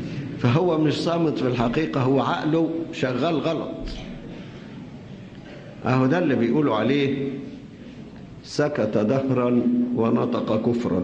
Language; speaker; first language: Arabic; native; Arabic